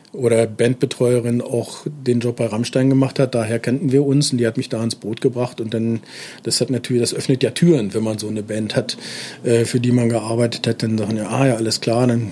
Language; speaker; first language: German; native; German